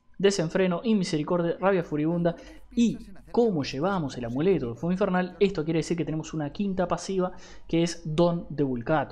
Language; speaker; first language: Spanish; native; Spanish